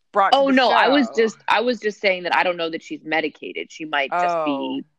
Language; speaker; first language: English; native; English